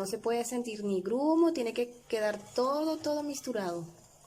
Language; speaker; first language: Spanish; native; Spanish